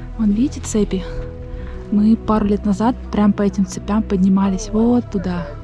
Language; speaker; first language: Russian; native; Russian